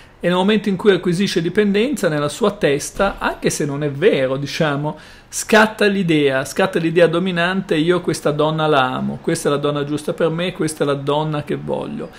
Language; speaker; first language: Italian; native; Italian